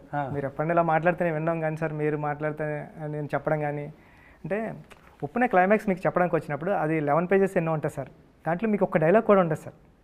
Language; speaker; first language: Telugu; native; Telugu